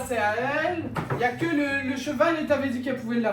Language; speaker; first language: French; native; French